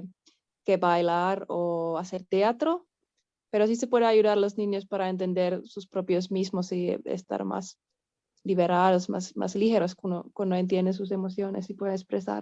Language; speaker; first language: Spanish; non-native, fluent; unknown